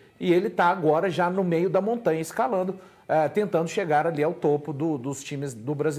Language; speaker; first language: Portuguese; native; Portuguese